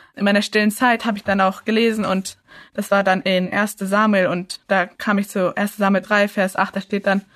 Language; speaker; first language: German; early bilingual, other home language; English